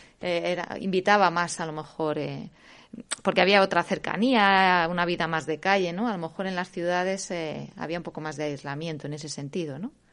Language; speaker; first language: Spanish; native; Spanish